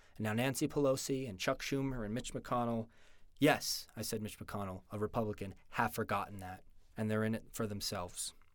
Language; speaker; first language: English; native; English